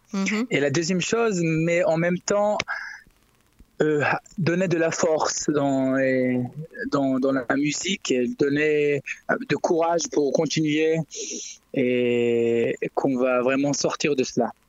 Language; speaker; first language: French; non-native, learner; Hebrew